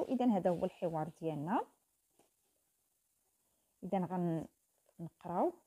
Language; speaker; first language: Arabic; native; Arabic